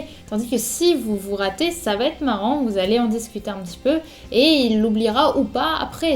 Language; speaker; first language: French; native; French